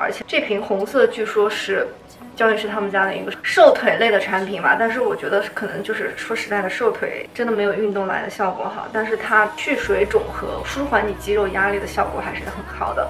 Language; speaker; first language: Chinese; native; Chinese